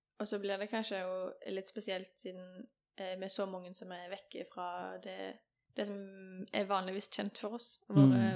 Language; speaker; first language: Norwegian; native; Norwegian